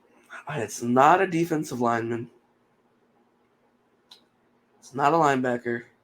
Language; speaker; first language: English; native; English